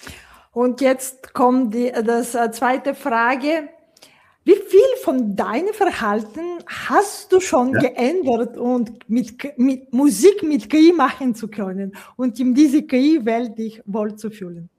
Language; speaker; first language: German; non-native, fluent; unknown